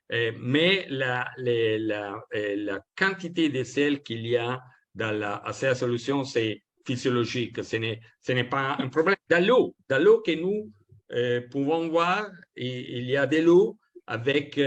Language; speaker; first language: French; non-native, learner; Italian